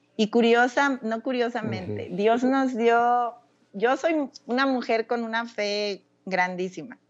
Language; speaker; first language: Spanish; native; Spanish